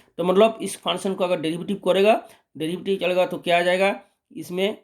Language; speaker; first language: Hindi; non-native, local second language; Bangla